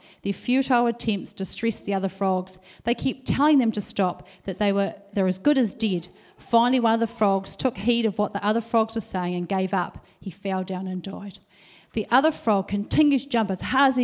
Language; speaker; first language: English; native; English